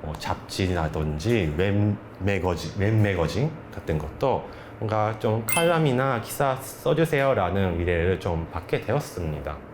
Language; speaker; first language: Korean; non-native, fluent; Japanese